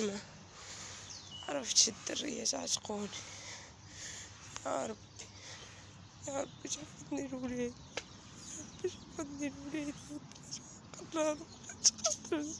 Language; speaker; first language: Arabic; native; Arabic